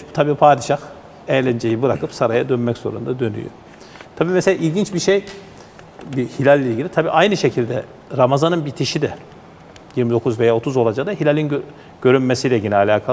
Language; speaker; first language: Turkish; native; Turkish